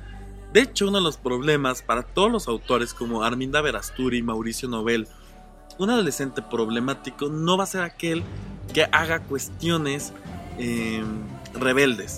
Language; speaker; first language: Spanish; native; Spanish